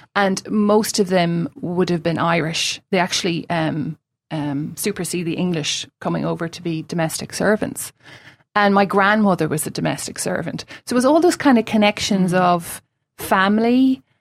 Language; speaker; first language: English; native; English